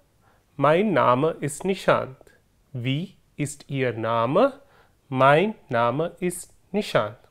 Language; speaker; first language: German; non-native, fluent; Hindi